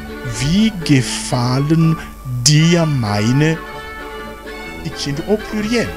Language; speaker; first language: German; non-native, learner; Rundi